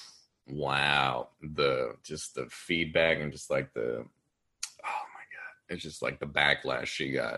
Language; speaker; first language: English; native; English